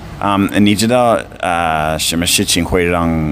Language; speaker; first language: Chinese; non-native, fluent; English